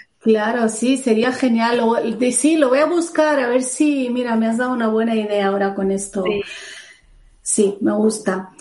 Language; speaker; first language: Spanish; native; Spanish